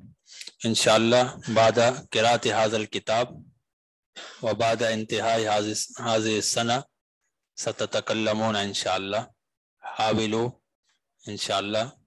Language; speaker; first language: Arabic; non-native, fluent; Urdu